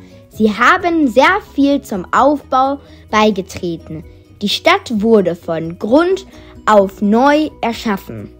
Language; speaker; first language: German; non-native, fluent; Macedonian